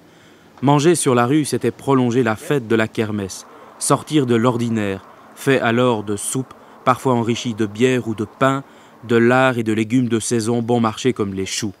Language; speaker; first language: French; native; French